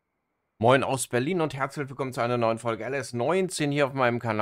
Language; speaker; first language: German; native; German